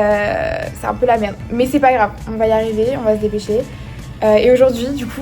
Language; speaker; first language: French; native; French